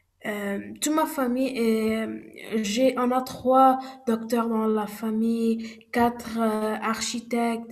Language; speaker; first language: French; non-native, learner; Arabic